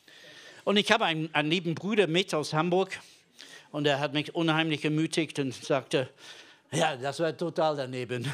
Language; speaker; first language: German; non-native, fluent; English